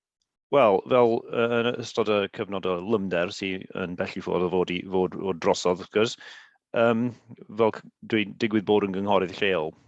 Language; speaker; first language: Welsh; native; Welsh